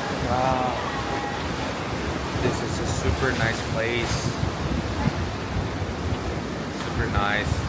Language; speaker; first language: English; non-native, learner; Korean